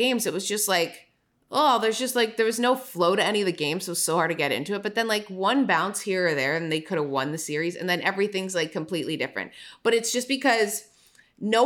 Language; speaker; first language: English; native; English